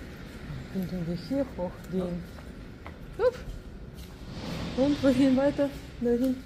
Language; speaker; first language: German; non-native, learner; Russian